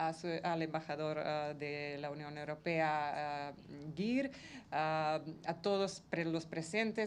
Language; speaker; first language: Spanish; non-native, fluent; Macedonian